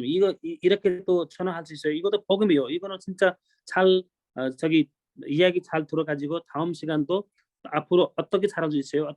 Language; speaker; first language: Korean; non-native, learner; Nepali